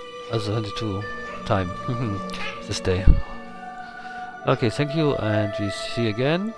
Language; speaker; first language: English; non-native, learner; German